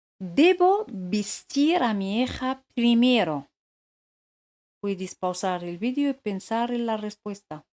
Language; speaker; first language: Spanish; non-native, fluent; French